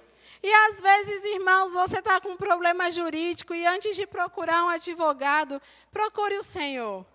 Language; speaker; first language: Portuguese; native; Portuguese